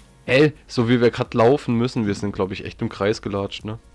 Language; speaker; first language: German; native; German